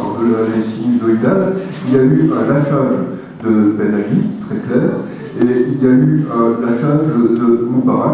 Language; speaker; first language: French; native; French